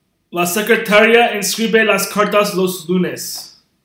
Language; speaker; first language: Spanish; non-native, learner; English